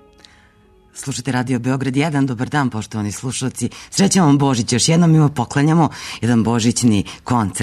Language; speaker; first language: Serbian; native; Serbian